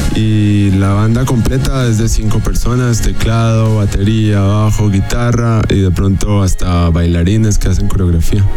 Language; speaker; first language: Spanish; native; Spanish